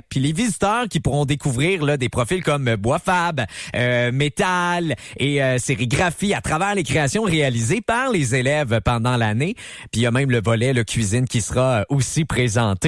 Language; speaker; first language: French; native; French